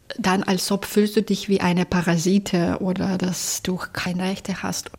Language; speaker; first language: German; non-native, fluent; Belarusian